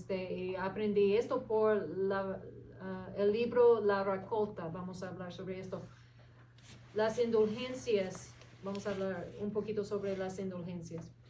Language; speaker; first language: Spanish; non-native, fluent; English